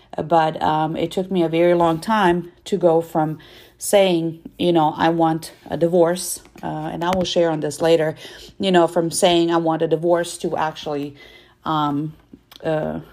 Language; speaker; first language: English; non-native, fluent; Russian